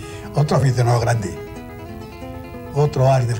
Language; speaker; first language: Spanish; native; Spanish